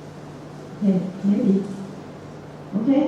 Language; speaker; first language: English; non-native, fluent; Thai